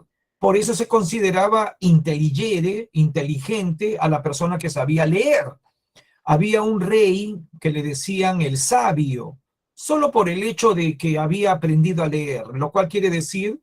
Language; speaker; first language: Spanish; native; Spanish